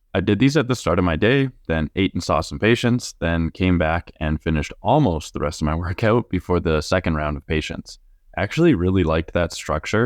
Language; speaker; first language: English; native; English